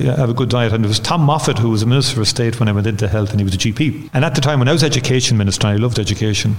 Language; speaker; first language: English; native; English